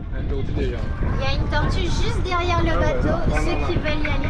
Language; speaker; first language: French; non-native, local second language; Morisyen